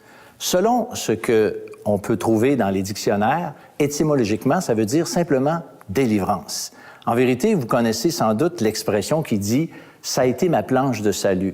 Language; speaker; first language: French; native; French